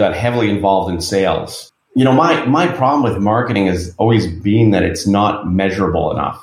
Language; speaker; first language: English; native; English